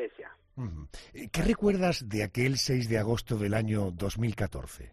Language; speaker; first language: Spanish; native; Spanish